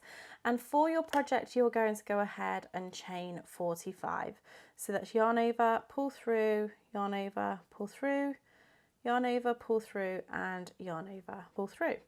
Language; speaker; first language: English; native; English